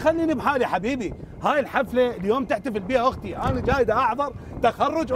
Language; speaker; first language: Arabic; native; Arabic